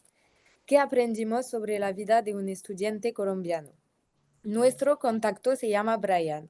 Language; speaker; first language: Spanish; non-native, learner; French